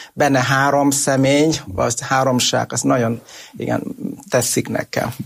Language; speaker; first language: Hungarian; non-native, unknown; Vietnamese